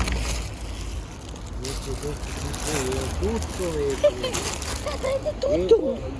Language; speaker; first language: Italian; non-native, learner; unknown